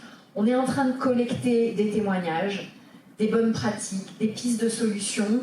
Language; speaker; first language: French; native; French